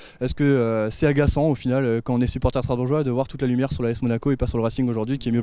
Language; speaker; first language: French; native; French